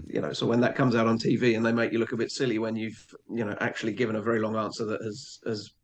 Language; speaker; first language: English; native; English